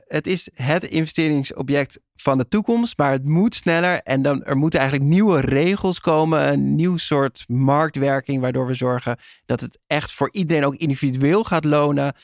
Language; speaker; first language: Dutch; native; Dutch